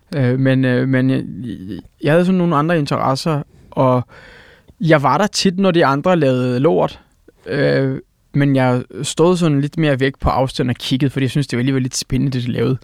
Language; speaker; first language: Danish; early bilingual, other home language; Turkish